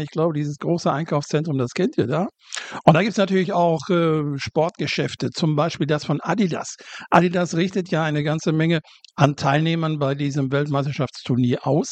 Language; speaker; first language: German; native; German